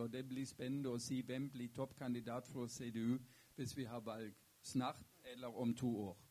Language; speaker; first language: Norwegian; non-native, fluent; German